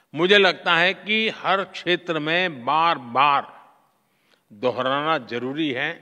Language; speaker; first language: Hindi; non-native, local second language; Gujarati